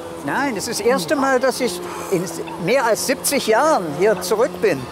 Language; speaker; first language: German; early bilingual, heritage; German